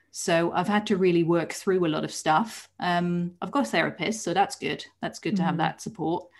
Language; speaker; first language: English; non-native, fluent; Dutch